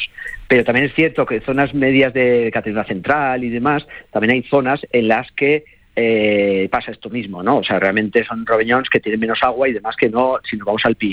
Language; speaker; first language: Spanish; native; Spanish